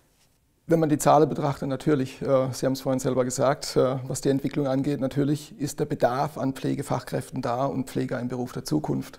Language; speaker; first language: German; native; German